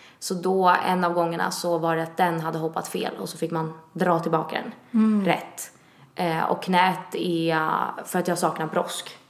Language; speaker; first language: Swedish; early bilingual, other home language; Italian